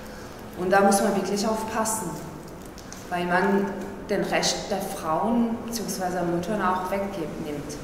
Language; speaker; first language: German; non-native, fluent; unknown